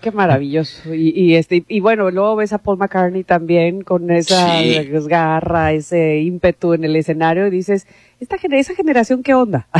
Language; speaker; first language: Spanish; native; Spanish